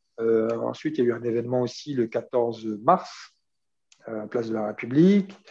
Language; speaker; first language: French; early bilingual, other home language; Arabic